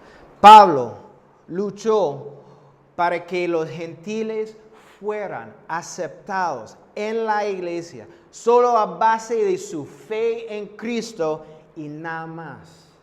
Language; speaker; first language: Spanish; non-native, fluent; English